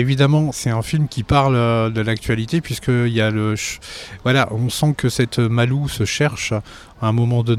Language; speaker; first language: French; native; French